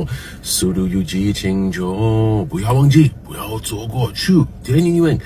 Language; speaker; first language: Chinese; non-native, learner; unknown